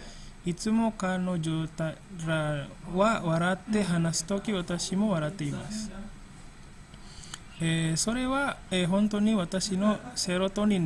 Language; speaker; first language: Japanese; non-native, fluent; Indonesian